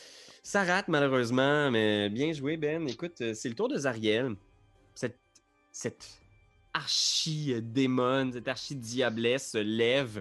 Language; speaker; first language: French; native; French